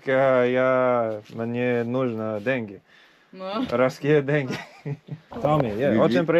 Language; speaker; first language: Russian; non-native, learner; English